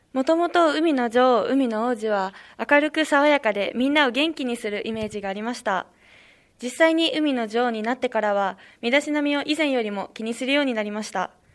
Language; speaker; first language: Japanese; native; Japanese